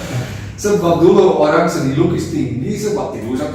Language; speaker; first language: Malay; non-native, fluent; Dutch